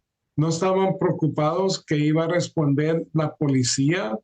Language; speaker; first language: Spanish; early bilingual, heritage; Spanish